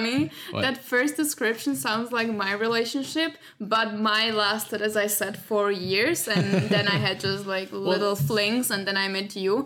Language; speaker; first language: English; non-native, fluent; Slovak